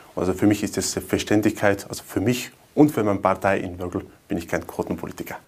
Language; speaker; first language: German; native; German